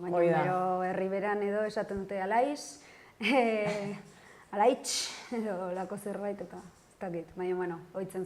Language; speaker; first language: Basque; non-native, local second language; Spanish